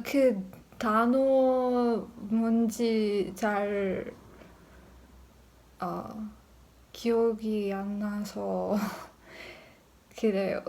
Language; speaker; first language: Korean; non-native, learner; English